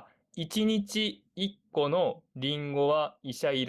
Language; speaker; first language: Japanese; native; Japanese